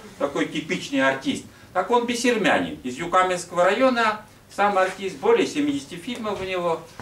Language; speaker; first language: Russian; non-native, local second language; Udmurt